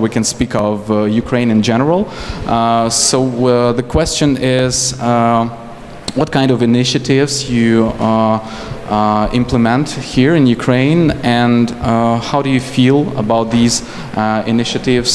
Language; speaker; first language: English; non-native, fluent; Ukrainian